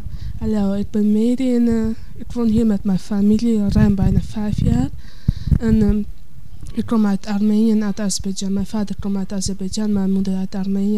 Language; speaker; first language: Dutch; early bilingual, other home language; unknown